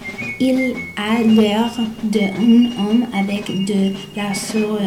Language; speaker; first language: French; non-native, learner; English